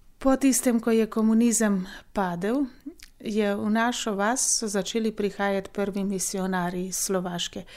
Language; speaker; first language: Slovenian; non-native, fluent; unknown